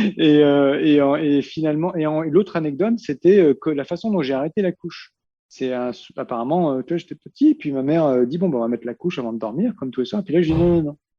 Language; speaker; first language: French; early bilingual, heritage; Portuguese